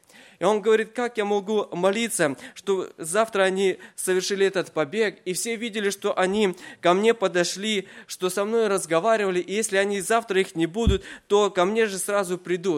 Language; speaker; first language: Russian; native; Russian